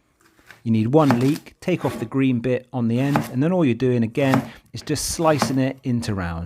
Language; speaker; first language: English; native; English